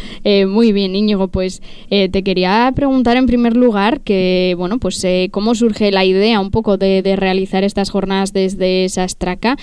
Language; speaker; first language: Spanish; native; Spanish